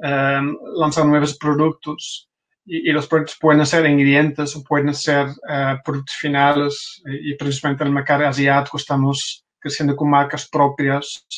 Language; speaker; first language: Spanish; non-native, fluent; Dutch